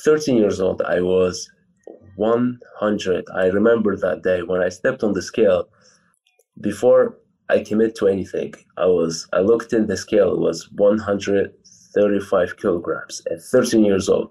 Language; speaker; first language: English; non-native, fluent; Arabic